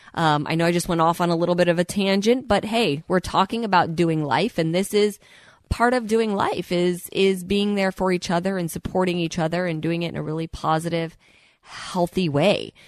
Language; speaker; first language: English; native; English